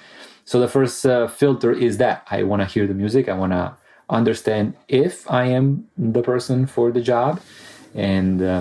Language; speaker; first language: English; non-native, fluent; Italian